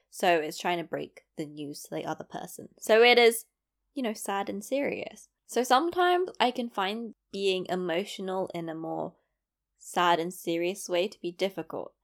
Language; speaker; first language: English; native; English